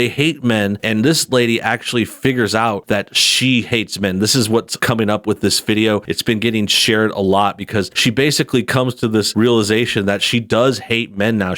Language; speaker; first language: English; native; English